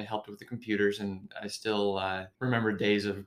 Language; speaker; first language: English; native; English